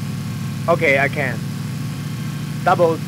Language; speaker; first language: English; non-native, learner; Chinese